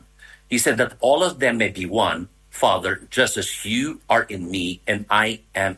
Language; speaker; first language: English; non-native, local second language; Filipino